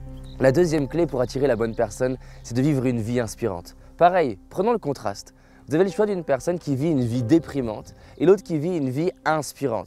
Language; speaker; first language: French; native; French